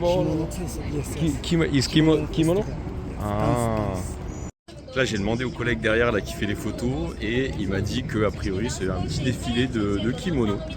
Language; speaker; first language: French; native; French